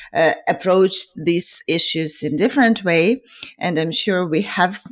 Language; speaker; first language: English; non-native, fluent; Ukrainian